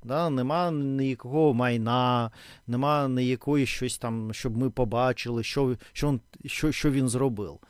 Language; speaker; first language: Ukrainian; non-native, local second language; Russian